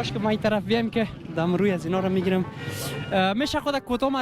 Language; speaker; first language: Persian; native; Persian